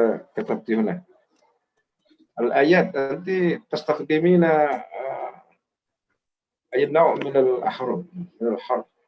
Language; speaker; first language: Arabic; non-native, fluent; Indonesian